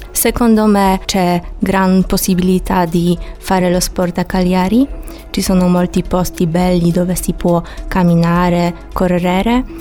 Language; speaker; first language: Italian; non-native, fluent; Polish